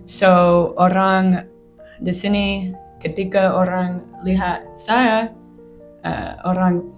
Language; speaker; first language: Indonesian; non-native, learner; English